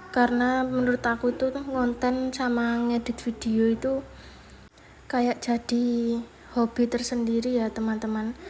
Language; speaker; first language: Indonesian; non-native, local second language; Javanese